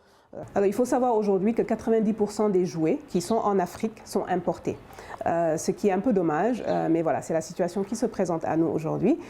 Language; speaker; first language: French; non-native, local second language; Wolof